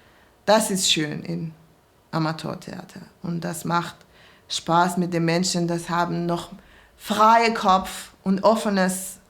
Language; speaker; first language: German; non-native, learner; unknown